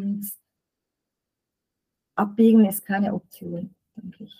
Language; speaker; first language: German; native; German